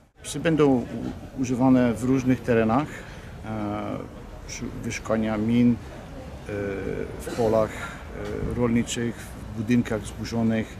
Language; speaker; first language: Polish; early bilingual, heritage; Polish